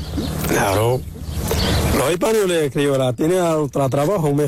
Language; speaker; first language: Spanish; non-native, learner; Arabic